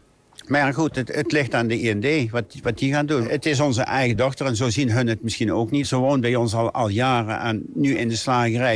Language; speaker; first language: Dutch; native; Dutch